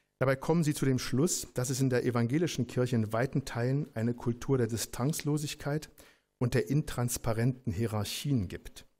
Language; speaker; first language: German; native; German